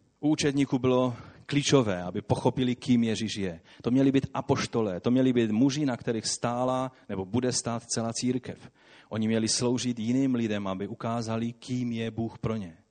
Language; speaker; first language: Czech; non-native, local second language; Polish